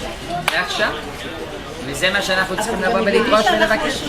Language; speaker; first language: Hebrew; non-native, fluent; English